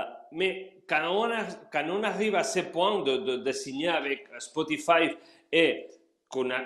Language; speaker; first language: French; non-native, fluent; Spanish